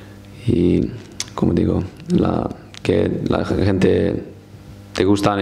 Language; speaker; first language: Spanish; non-native, fluent; Icelandic